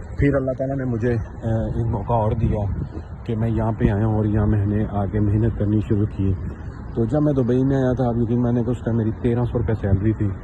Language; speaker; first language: Urdu; non-native, local second language; Punjabi